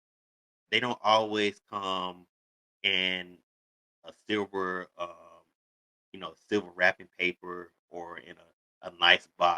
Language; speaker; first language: English; native; English